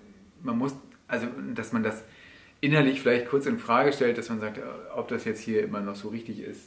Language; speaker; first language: German; native; German